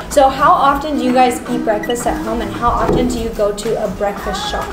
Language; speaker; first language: English; early bilingual, other home language; Chinese